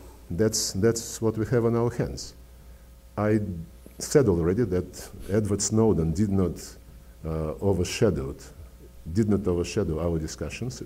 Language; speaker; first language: English; non-native, fluent; Russian